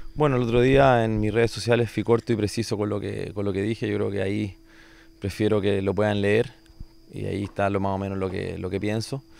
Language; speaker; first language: Spanish; native; Spanish